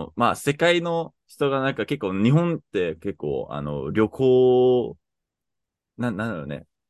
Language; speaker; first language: Japanese; non-native, fluent; English